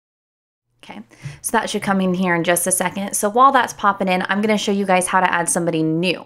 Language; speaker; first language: English; native; English